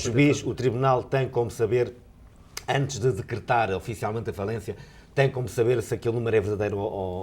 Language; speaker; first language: Portuguese; native; Portuguese